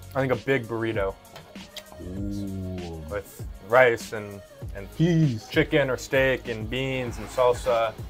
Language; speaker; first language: English; native; English